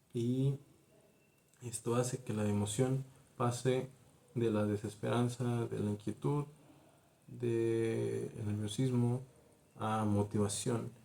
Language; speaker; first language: Spanish; native; Spanish